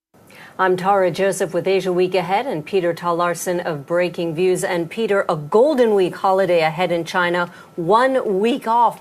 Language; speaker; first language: English; native; English